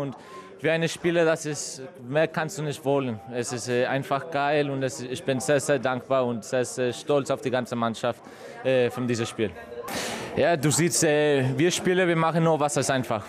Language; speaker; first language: German; non-native, fluent; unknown